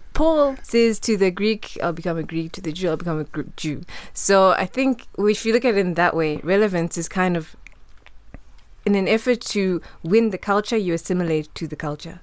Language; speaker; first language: English; non-native, local second language; Shona